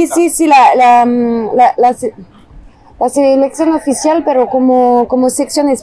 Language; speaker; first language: Spanish; non-native, fluent; French